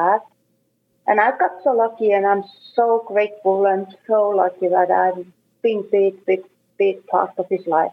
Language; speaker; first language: English; non-native, fluent; Icelandic